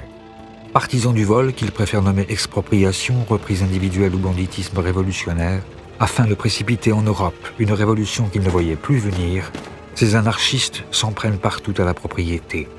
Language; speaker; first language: French; native; French